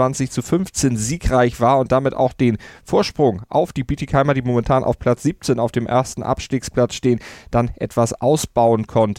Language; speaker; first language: German; native; German